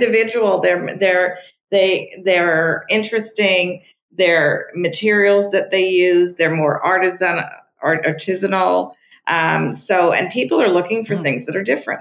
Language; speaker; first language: English; non-native, fluent; French